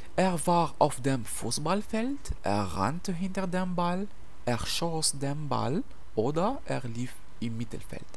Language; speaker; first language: German; non-native, fluent; Arabic